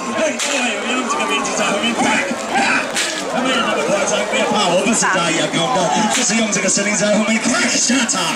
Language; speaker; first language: Chinese; non-native, fluent; English